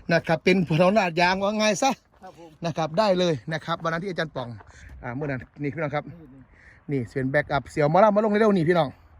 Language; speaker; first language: Thai; native; Thai